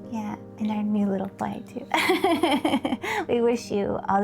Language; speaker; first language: English; native; English